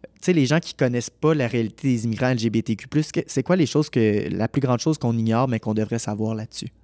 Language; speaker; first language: French; native; French